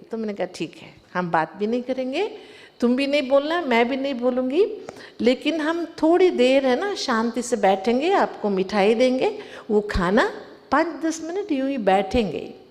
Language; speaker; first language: Hindi; non-native, local second language; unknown